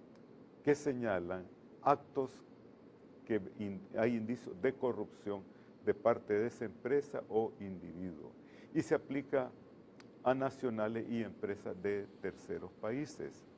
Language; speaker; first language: Spanish; native; Spanish